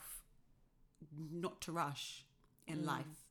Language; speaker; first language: English; native; English